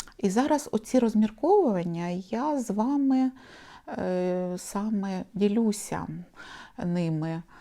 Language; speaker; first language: Ukrainian; non-native, local second language; Russian